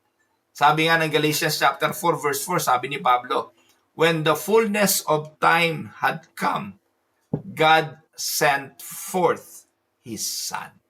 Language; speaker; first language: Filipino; native; Filipino